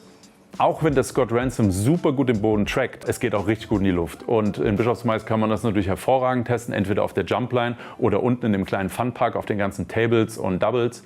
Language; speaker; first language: German; native; German